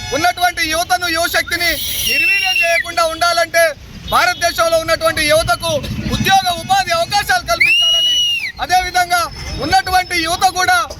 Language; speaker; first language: Telugu; native; Telugu